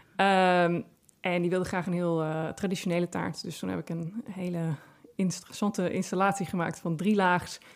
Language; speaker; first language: Dutch; native; Dutch